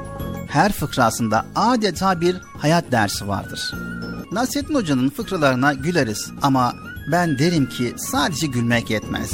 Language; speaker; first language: Turkish; native; Turkish